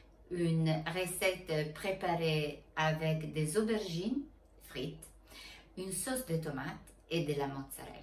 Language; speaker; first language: French; non-native, fluent; Italian